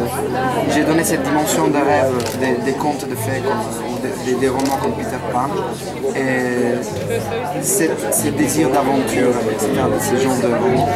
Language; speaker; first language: French; non-native, fluent; Italian